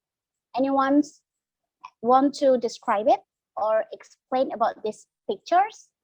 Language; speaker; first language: English; non-native, learner; Indonesian